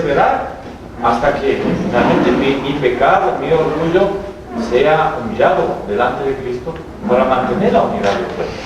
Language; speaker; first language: Spanish; native; Spanish